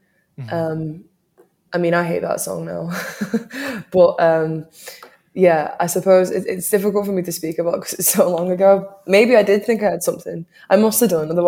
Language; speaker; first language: English; native; English